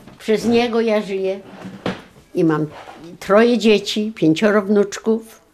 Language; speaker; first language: Polish; non-native, local second language; Yiddish